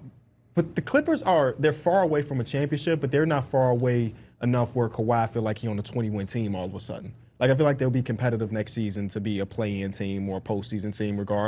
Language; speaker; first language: English; native; English